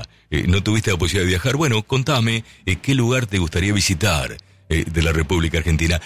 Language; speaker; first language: Spanish; native; Spanish